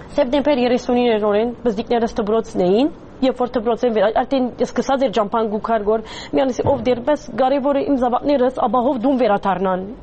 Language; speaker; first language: Armenian; early bilingual, heritage; Armenian